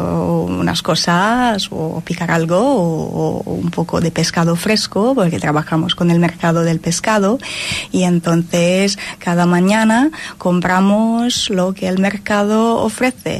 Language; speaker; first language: Spanish; non-native, fluent; Italian